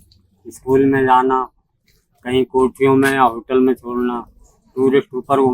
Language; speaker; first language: Hindi; native; Hindi